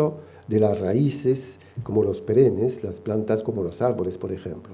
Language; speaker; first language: Spanish; non-native, fluent; French